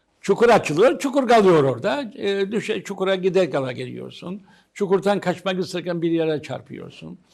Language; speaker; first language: Turkish; native; Turkish